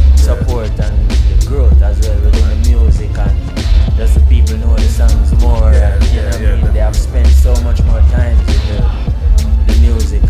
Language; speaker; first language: English; non-native, fluent; Italian